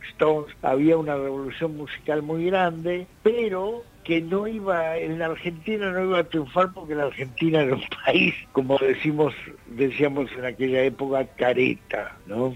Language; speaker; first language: Spanish; native; Spanish